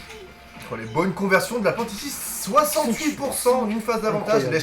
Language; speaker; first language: French; native; French